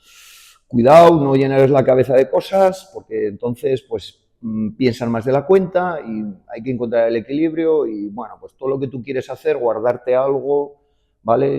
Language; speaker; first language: Spanish; native; Spanish